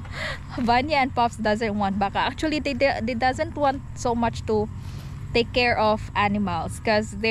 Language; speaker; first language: English; non-native, local second language; Cebuano